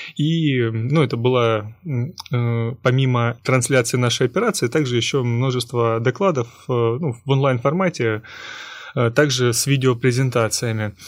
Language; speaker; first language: Russian; native; Russian